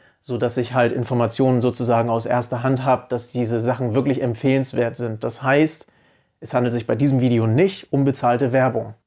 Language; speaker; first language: German; native; German